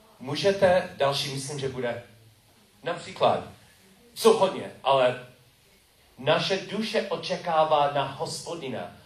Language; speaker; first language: Czech; non-native, learner; English